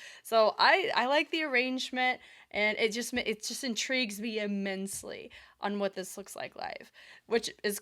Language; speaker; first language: English; native; English